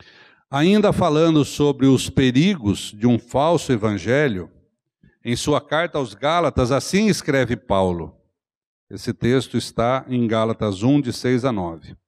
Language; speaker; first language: Portuguese; native; Portuguese